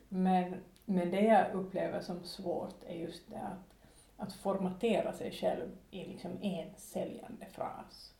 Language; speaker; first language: Swedish; native; Swedish